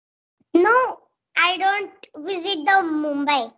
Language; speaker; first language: English; non-native, local second language; Marathi